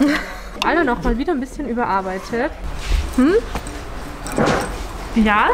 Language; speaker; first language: German; native; German